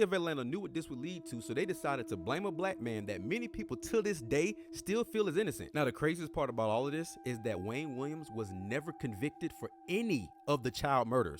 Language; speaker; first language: English; native; English